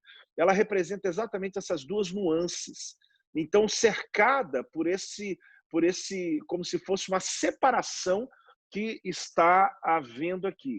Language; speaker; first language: Portuguese; native; Portuguese